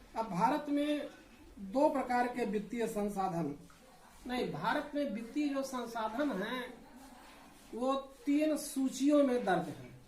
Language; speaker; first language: Hindi; native; Hindi